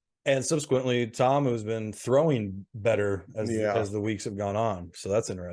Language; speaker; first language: English; native; English